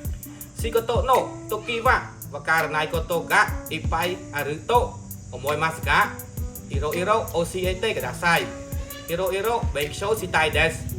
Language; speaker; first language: Japanese; non-native, learner; Khmer